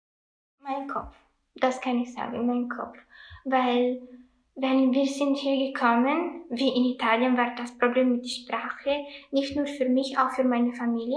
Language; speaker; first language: German; non-native, learner; Italian